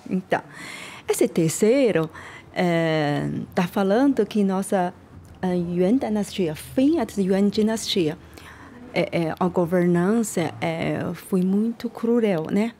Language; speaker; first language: Portuguese; non-native, learner; Chinese